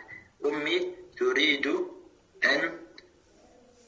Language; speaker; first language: Arabic; non-native, learner; French